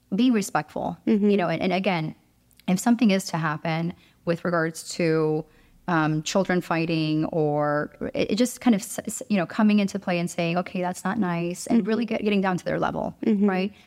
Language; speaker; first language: English; early bilingual, other home language; Romanian